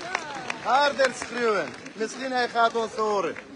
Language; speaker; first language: Dutch; non-native, fluent; Azerbaijani